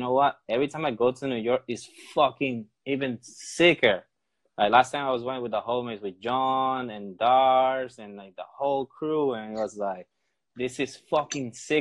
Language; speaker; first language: English; non-native, fluent; Spanish